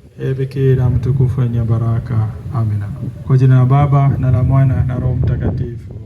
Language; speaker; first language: Swahili; non-native, fluent; Malayalam